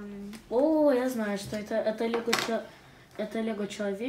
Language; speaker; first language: Russian; early bilingual, heritage; English